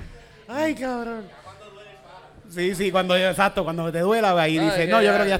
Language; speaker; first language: Spanish; native; Spanish